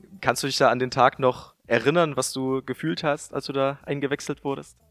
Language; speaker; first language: German; native; German